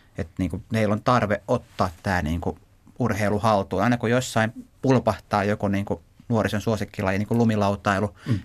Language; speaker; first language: Finnish; native; Finnish